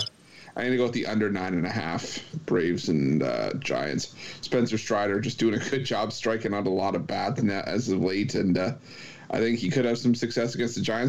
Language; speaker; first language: English; native; English